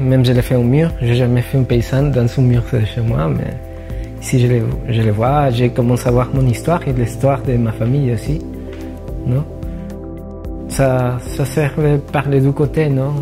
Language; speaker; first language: French; non-native, fluent; Spanish